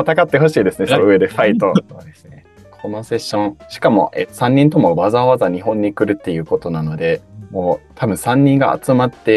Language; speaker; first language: Japanese; native; Japanese